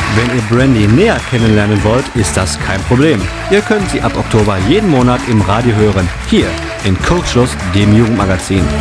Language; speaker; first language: German; native; German